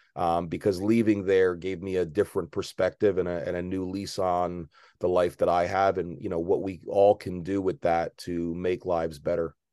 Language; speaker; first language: English; native; English